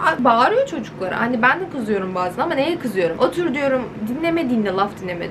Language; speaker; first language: Turkish; native; Turkish